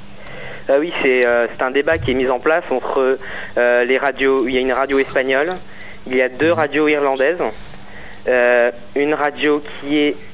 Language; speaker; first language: French; native; French